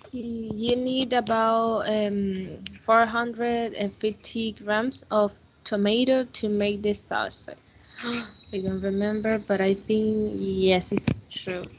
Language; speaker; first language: English; non-native, learner; Spanish